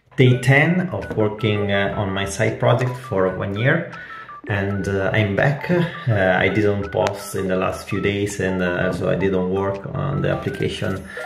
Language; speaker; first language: English; non-native, fluent; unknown